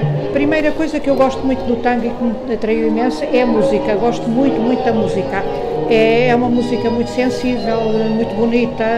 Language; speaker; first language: Portuguese; non-native, learner; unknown